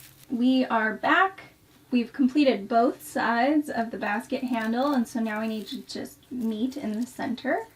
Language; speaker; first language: English; native; English